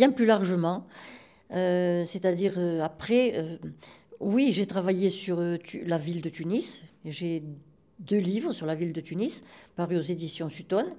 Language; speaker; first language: French; native; French